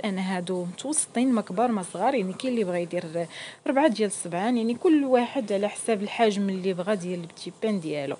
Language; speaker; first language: Arabic; native; Arabic